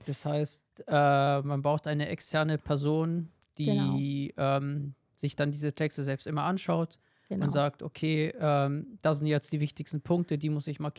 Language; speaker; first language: German; native; German